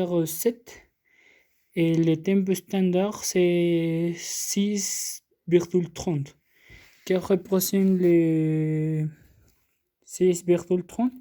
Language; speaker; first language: French; non-native, learner; Spanish